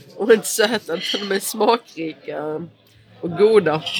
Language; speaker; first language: Swedish; early bilingual, other home language; Portuguese